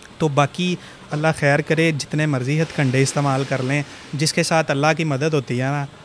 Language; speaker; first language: Urdu; non-native, local second language; Punjabi